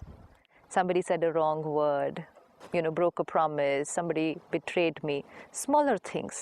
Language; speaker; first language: English; non-native, local second language; Hindi